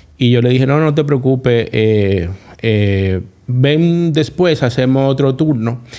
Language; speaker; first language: Spanish; native; Spanish